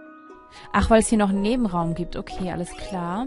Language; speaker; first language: German; native; German